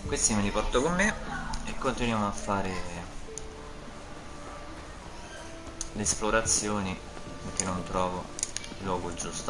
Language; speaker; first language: Italian; native; Italian